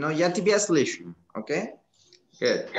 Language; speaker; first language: Russian; non-native, learner; Spanish